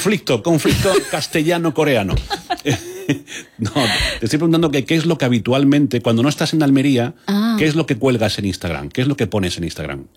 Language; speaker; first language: Spanish; native; Spanish